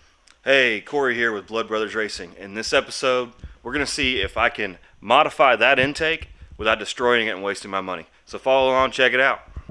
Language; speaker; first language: English; native; English